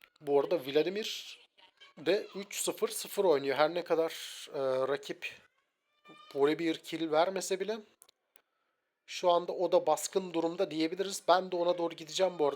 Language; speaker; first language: Turkish; native; Turkish